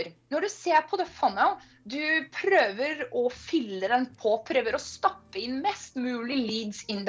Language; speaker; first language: Norwegian; non-native, fluent; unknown